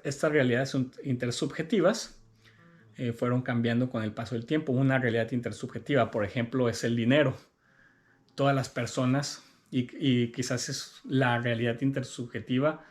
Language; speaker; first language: Spanish; native; Spanish